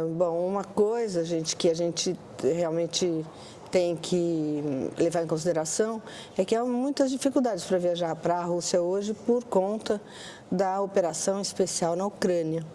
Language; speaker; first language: Portuguese; native; Portuguese